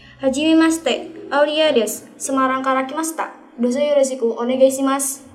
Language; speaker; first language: Japanese; non-native, learner; Indonesian